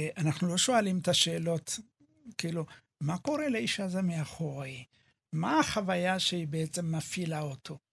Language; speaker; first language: Hebrew; early bilingual, other home language; Amharic